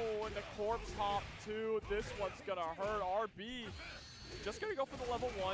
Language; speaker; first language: English; native; English